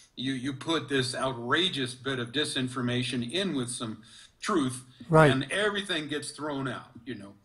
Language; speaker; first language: English; native; English